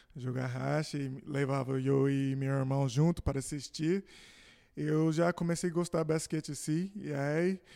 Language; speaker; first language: Portuguese; non-native, fluent; English